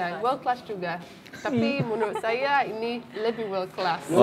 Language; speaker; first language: Indonesian; non-native, fluent; English